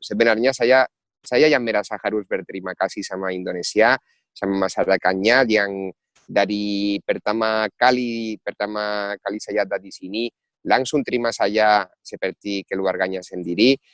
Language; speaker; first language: Indonesian; non-native, fluent; Spanish